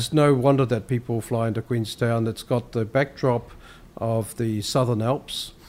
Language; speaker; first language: English; native; English